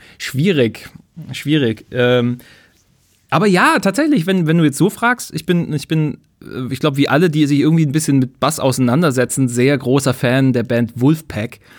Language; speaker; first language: German; native; German